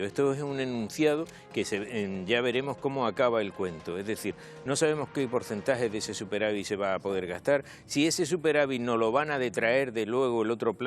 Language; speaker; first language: Spanish; native; Spanish